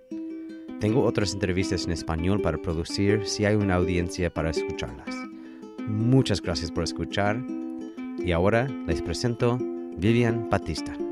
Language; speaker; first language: Spanish; non-native, fluent; English